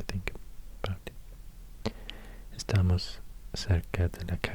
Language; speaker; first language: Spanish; non-native, learner; Swedish